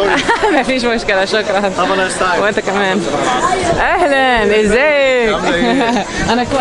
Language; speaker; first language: Arabic; non-native, learner; English